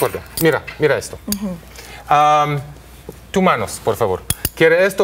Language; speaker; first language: Spanish; non-native, learner; Hebrew